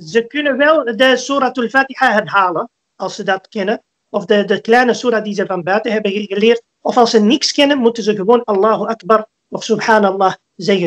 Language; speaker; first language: Dutch; early bilingual, other home language; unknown